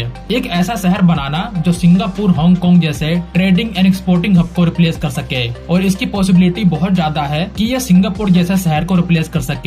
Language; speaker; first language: Hindi; native; Hindi